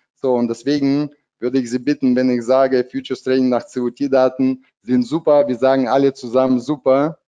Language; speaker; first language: German; non-native, fluent; Russian